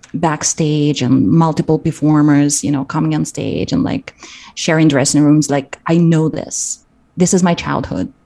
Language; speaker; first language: English; non-native, fluent; Russian